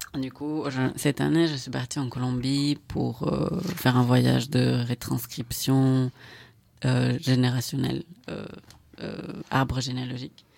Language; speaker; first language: French; non-native, fluent; Spanish